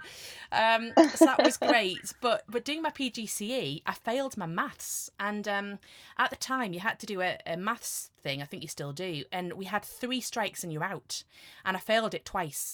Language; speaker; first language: English; native; English